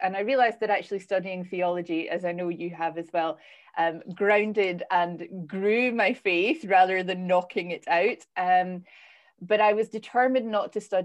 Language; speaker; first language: English; native; English